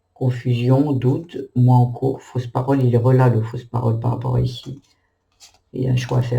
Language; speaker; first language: French; native; French